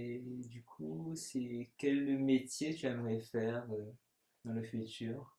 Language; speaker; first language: French; native; French